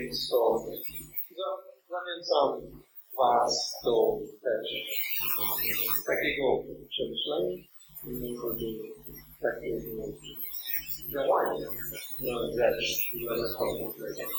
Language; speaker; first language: Polish; non-native, learner; English